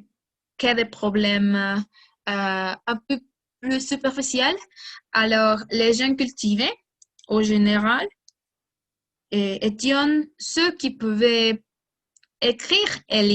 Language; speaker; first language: French; non-native, learner; Spanish